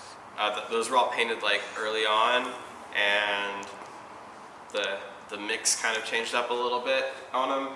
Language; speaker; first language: English; native; English